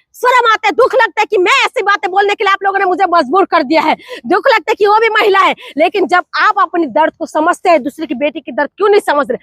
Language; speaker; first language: Hindi; non-native, local second language; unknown